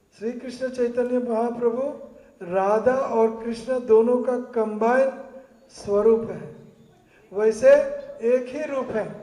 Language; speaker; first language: Hindi; non-native, learner; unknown